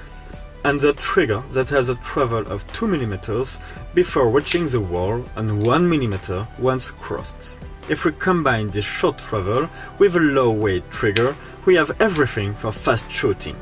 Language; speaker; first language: English; non-native, fluent; French